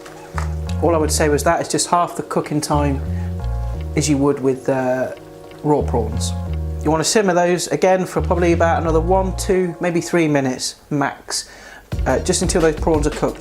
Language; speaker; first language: English; native; English